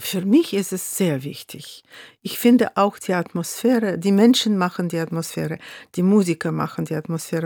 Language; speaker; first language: German; non-native, fluent; Russian